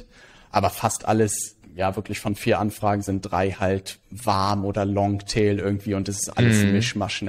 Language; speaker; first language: German; native; German